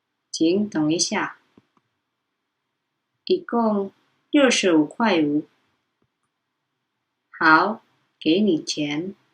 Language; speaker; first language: Chinese; non-native, fluent; Indonesian